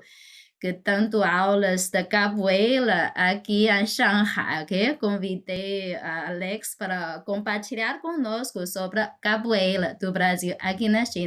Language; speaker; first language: Portuguese; non-native, fluent; Chinese